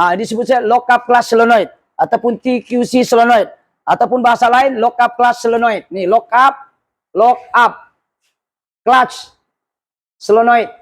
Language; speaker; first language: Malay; non-native, local second language; Buginese